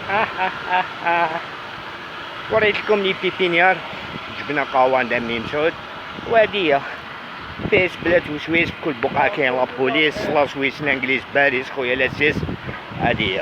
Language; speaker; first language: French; non-native, local second language; Arabic